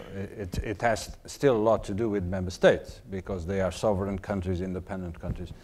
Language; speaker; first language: English; non-native, fluent; Portuguese